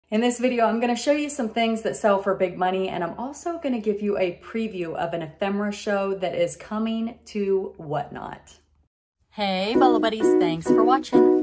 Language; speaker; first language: English; native; English